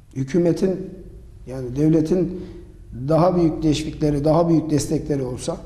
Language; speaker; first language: Turkish; native; Turkish